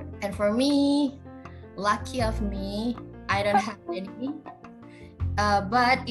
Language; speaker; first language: English; non-native, fluent; Indonesian